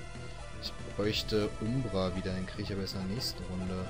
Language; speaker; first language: German; native; German